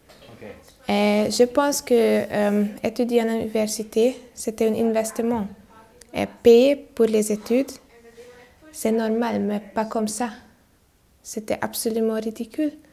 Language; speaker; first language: French; non-native, learner; Hungarian